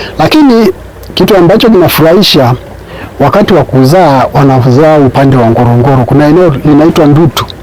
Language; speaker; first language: Swahili; non-native, local second language; Masai